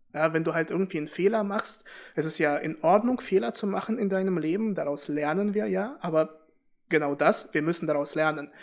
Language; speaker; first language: German; early bilingual, other home language; Russian